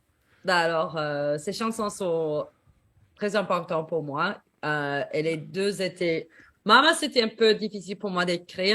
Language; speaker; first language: French; non-native, learner; English